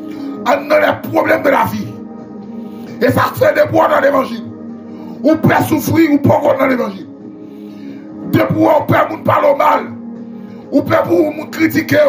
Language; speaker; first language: French; non-native, local second language; Haitian Creole